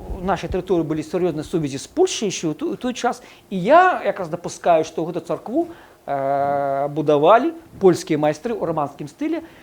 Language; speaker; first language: Belarusian; non-native, local second language; Russian